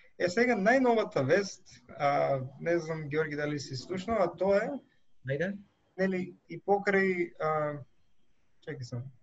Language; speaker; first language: Macedonian; native; Macedonian